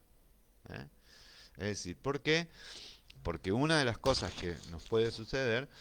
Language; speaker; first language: Spanish; native; Spanish